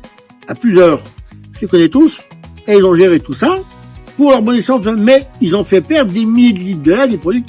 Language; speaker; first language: French; native; French